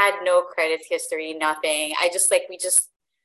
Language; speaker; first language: English; non-native, local second language; Filipino